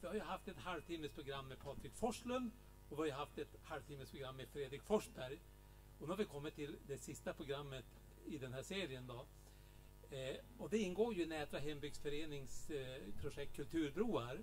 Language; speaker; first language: Swedish; native; Swedish